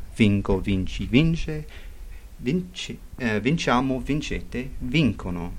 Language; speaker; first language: Italian; non-native, fluent; English